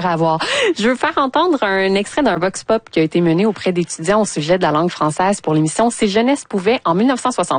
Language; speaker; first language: French; native; French